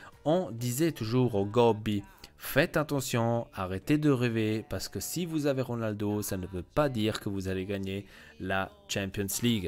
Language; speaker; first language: French; native; French